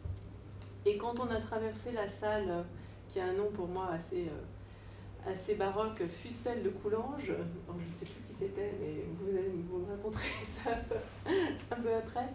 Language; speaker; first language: French; native; French